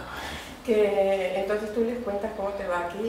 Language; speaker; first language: Spanish; native; Spanish